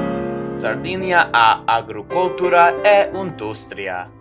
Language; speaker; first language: Italian; non-native, learner; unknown